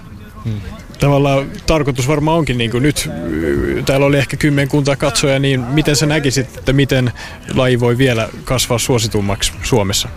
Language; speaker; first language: Finnish; native; Finnish